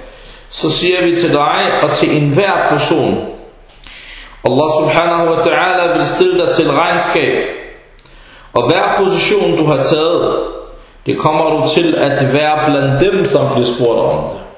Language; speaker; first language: Danish; early bilingual, other home language; Arabic